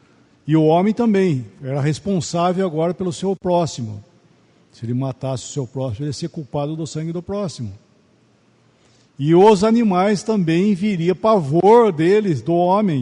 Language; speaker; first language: Portuguese; native; Portuguese